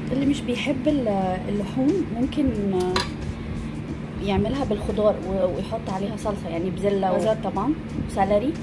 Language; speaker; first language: Arabic; native; Arabic